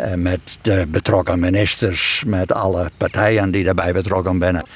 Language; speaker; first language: Dutch; non-native, local second language; Western Frisian